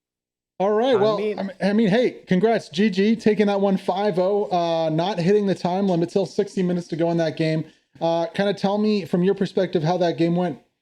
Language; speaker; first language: English; native; English